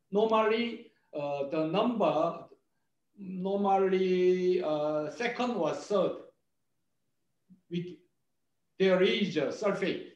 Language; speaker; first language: English; non-native, learner; Korean